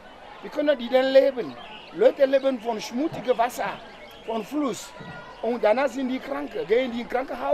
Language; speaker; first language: German; non-native, learner; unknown